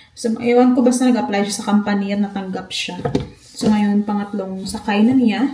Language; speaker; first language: Filipino; non-native, local second language; Hiligaynon